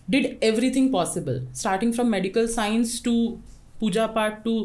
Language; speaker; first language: English; non-native, local second language; Hindi